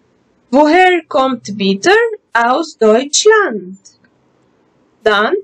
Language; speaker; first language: German; non-native, fluent; Arabic